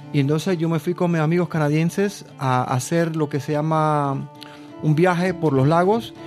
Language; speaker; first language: Spanish; early bilingual, other home language; Bulgarian